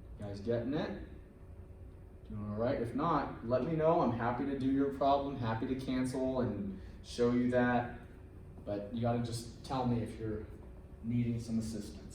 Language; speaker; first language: English; native; English